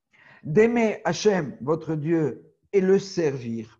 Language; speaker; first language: French; native; French